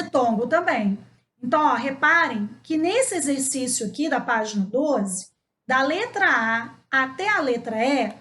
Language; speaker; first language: Portuguese; native; Portuguese